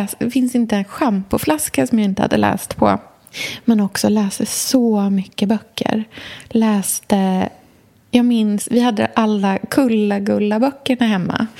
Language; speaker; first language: Swedish; native; Swedish